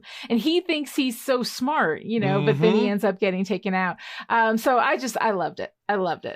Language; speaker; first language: English; native; English